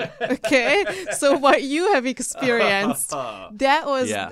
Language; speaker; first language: English; non-native, fluent; Hungarian